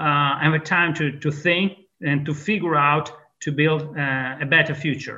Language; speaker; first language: English; non-native, fluent; Italian